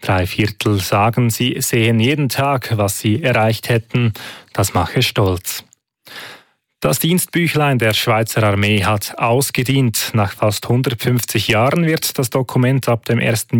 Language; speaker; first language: German; native; German